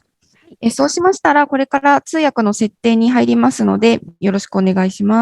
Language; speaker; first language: Japanese; native; Japanese